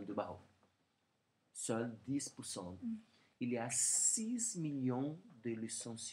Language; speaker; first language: French; non-native, learner; Portuguese